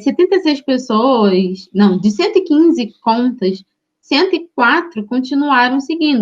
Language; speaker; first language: Portuguese; native; Portuguese